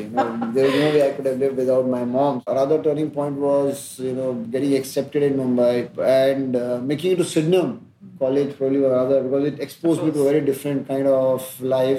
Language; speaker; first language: English; non-native, local second language; Hindi